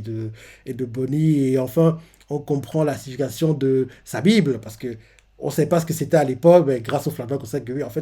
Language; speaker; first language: French; native; French